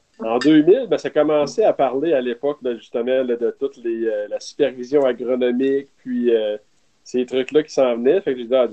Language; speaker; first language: French; native; French